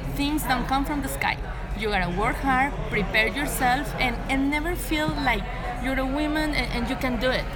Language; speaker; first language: English; non-native, fluent; Spanish